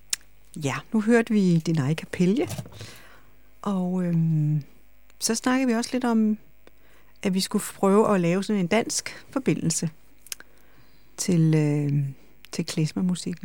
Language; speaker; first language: Danish; native; Danish